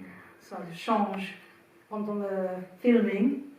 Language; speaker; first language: French; non-native, learner; English